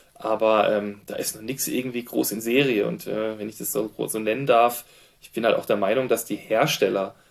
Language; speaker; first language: German; native; German